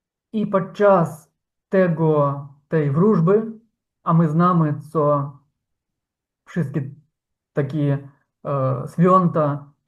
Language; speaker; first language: Polish; non-native, fluent; Ukrainian